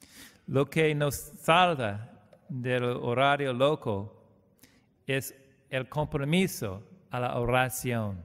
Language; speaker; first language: Spanish; non-native, learner; English